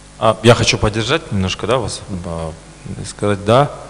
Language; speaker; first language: Russian; non-native, fluent; Mongolian